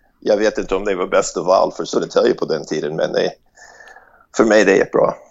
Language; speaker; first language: Swedish; non-native, fluent; English